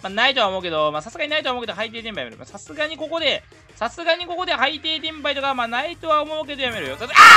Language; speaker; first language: Japanese; native; Japanese